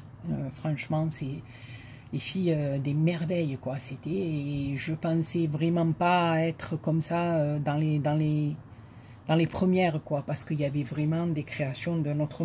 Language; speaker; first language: French; native; French